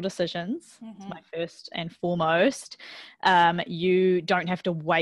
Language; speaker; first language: English; native; English